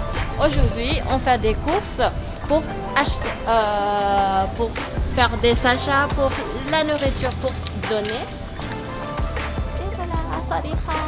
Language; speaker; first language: French; non-native, learner; Thai